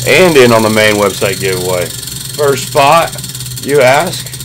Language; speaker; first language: English; native; English